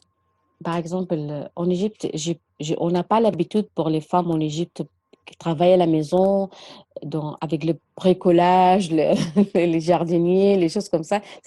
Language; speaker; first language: French; non-native, learner; Arabic